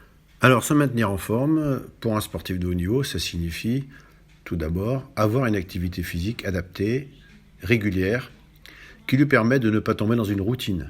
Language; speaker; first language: French; native; French